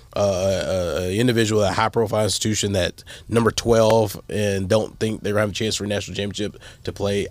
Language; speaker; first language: English; native; English